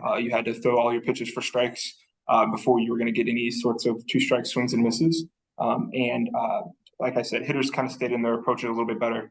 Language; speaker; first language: English; native; English